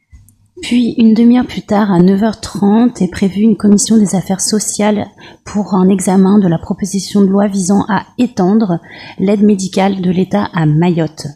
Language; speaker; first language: French; native; French